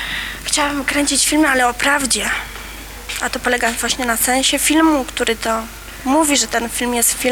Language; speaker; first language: Polish; native; Polish